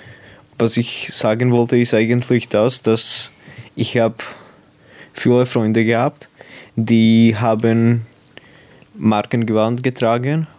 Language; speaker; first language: German; non-native, local second language; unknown